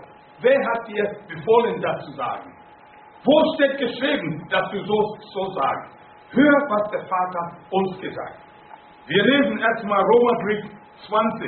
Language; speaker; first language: German; non-native, fluent; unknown